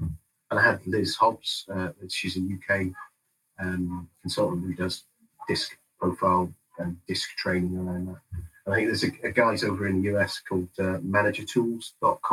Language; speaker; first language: English; native; English